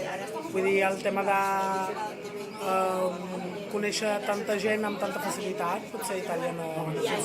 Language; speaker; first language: Catalan; non-native, fluent; Italian